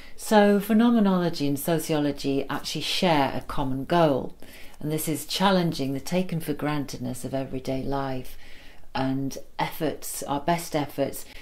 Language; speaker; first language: English; native; English